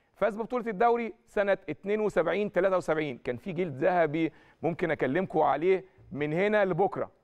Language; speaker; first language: Arabic; native; Arabic